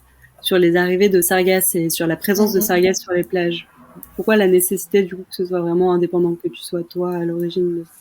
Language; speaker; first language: French; native; French